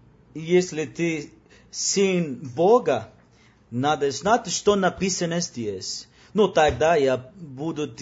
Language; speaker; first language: Russian; non-native, learner; Spanish